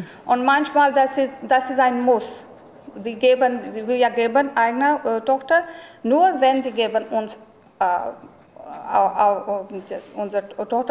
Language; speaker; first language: German; non-native, learner; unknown